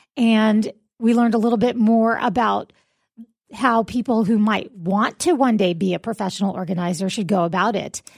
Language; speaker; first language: English; native; English